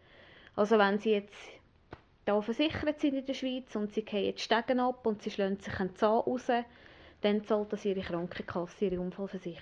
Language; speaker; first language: German; native; German